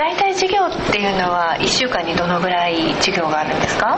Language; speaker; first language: Japanese; native; Japanese